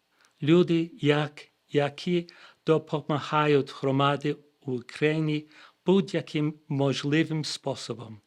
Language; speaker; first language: Ukrainian; non-native, fluent; English